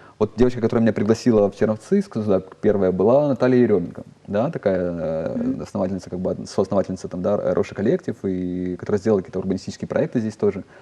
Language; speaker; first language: Russian; native; Russian